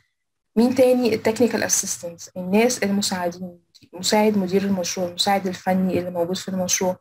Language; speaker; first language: Arabic; native; Arabic